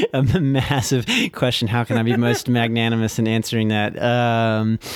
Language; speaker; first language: English; native; English